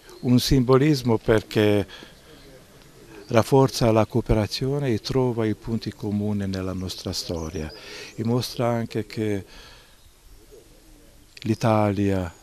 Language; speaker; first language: Italian; non-native, fluent; Hungarian